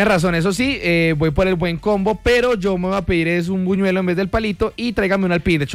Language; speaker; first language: Spanish; native; Spanish